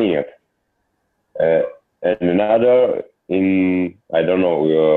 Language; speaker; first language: English; non-native, learner; Italian